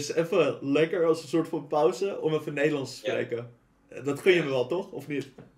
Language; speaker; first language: Dutch; native; Dutch